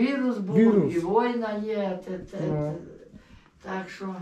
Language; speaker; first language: Polish; non-native, learner; Ukrainian